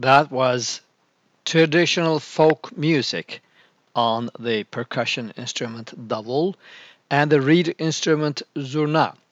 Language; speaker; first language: English; non-native, fluent; Turkish